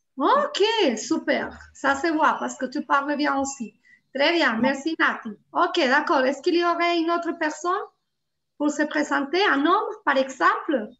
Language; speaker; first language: French; non-native, fluent; Spanish